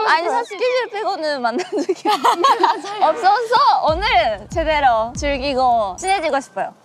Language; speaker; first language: Korean; non-native, fluent; Japanese